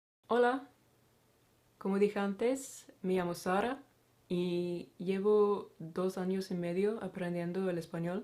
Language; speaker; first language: Spanish; non-native, fluent; Swedish